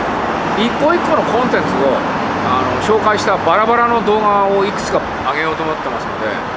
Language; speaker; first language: Japanese; native; Japanese